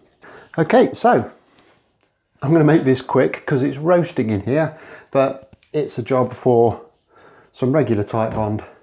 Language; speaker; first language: English; native; English